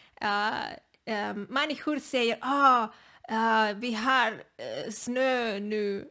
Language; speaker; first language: Swedish; non-native, learner; Spanish